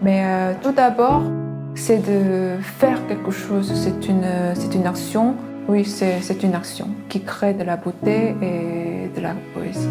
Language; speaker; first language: French; non-native, fluent; Korean